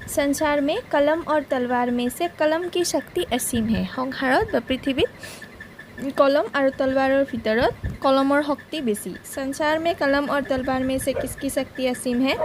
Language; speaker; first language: Hindi; non-native, local second language; Assamese